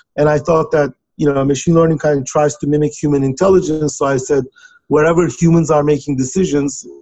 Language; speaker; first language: English; non-native, fluent; Turkish